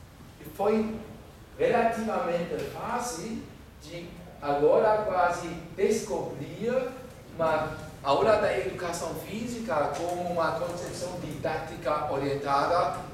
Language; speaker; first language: Portuguese; non-native, fluent; German